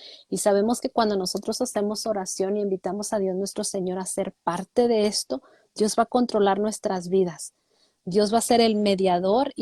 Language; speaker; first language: Spanish; native; Spanish